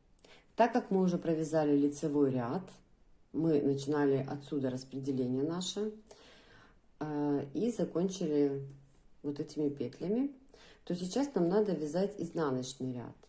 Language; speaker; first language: Russian; native; Russian